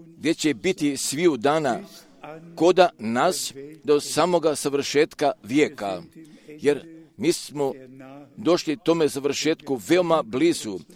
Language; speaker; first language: Croatian; non-native, fluent; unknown